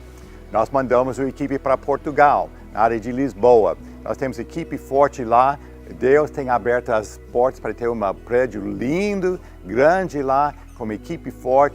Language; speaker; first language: Portuguese; non-native, learner; English